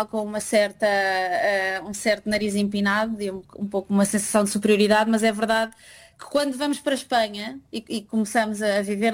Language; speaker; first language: Portuguese; native; Portuguese